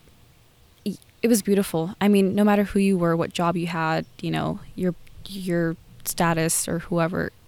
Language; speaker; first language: English; native; English